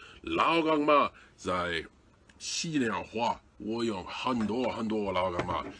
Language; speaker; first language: Chinese; non-native, learner; English